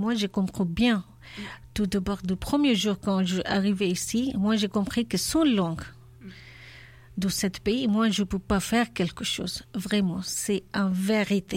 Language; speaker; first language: French; non-native, learner; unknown